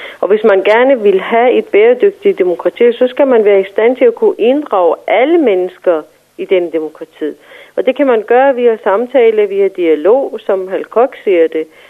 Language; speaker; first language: Danish; non-native, fluent; Persian